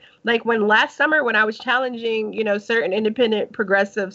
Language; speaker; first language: English; native; English